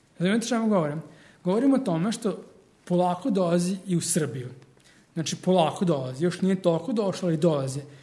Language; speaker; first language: Serbian; early bilingual, heritage; Serbian